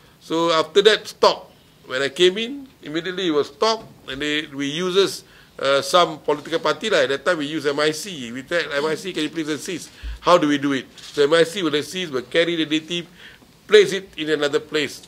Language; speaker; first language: English; non-native, local second language; Malay